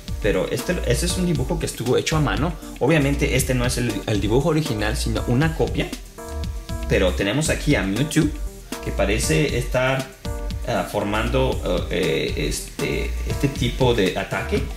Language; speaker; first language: Spanish; native; Spanish